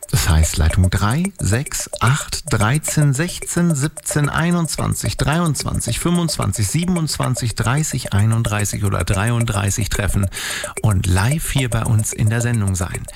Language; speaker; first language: German; native; German